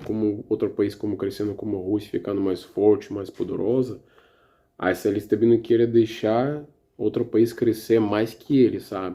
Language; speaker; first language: Portuguese; non-native, learner; Russian